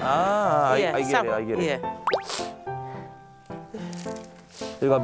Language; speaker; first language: English; non-native, learner; Korean